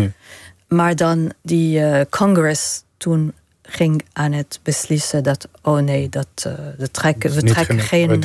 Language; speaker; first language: Dutch; non-native, learner; Arabic